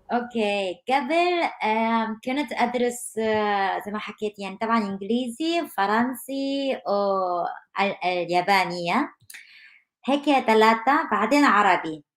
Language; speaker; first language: Arabic; non-native, fluent; Korean